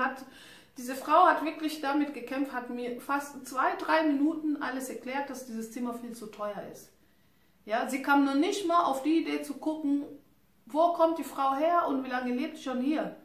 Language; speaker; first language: German; non-native, fluent; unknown